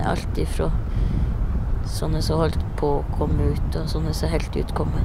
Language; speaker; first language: Norwegian; native; Norwegian